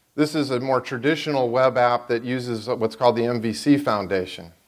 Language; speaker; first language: English; native; English